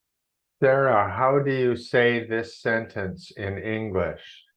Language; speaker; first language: English; non-native, fluent; Vietnamese